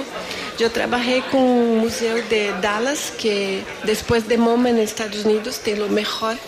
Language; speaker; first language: Spanish; non-native, fluent; Portuguese